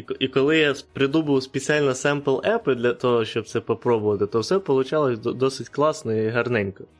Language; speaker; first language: Ukrainian; native; Ukrainian